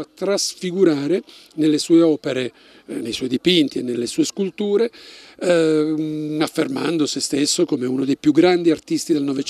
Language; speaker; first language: Italian; native; Italian